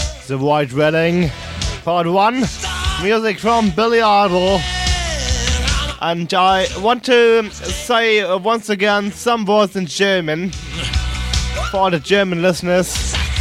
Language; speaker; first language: English; non-native, fluent; German